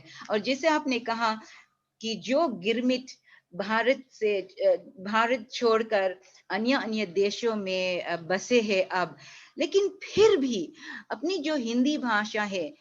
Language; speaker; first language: Hindi; early bilingual, heritage; Hindi